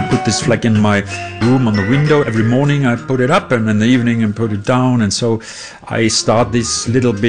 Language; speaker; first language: English; non-native, learner; German